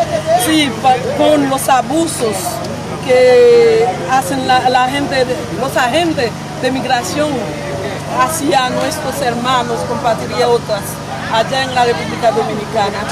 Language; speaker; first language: Spanish; non-native, local second language; Haitian Creole